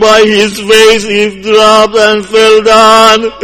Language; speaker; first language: English; non-native, fluent; Persian